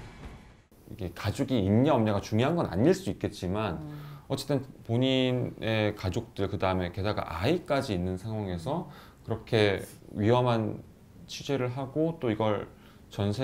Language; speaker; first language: Korean; native; Korean